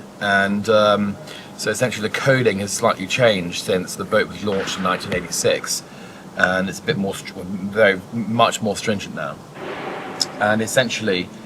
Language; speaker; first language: English; native; English